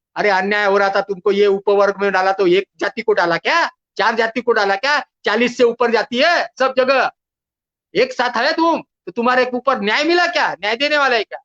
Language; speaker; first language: Hindi; non-native, local second language; Marathi